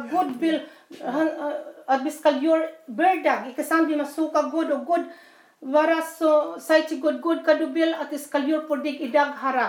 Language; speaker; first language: Swedish; non-native, learner; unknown